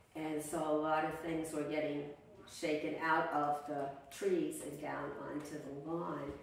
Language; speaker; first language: English; native; English